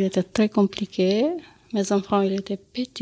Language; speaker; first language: French; non-native, learner; Albanian